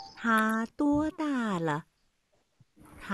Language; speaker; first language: Chinese; non-native, learner; Vietnamese